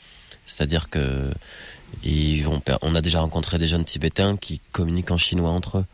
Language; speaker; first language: French; native; French